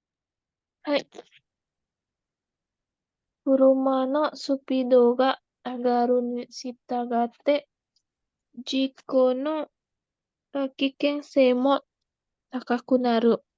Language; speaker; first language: Japanese; non-native, learner; Indonesian